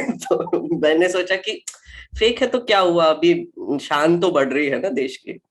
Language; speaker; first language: Hindi; non-native, local second language; Marathi